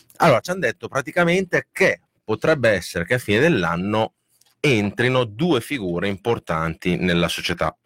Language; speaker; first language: Italian; native; Italian